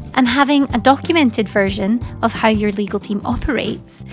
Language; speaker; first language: English; native; English